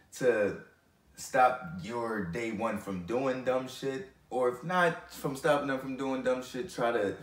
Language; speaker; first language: English; native; English